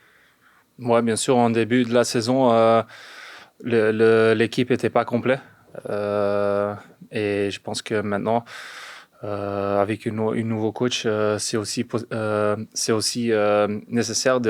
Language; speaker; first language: French; non-native, fluent; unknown